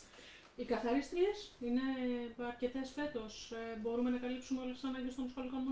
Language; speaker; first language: Greek; native; Greek